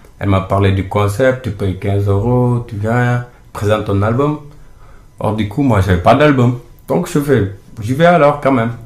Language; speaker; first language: French; non-native, local second language; Wolof